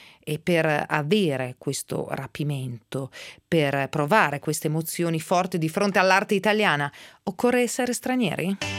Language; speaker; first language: Italian; native; Italian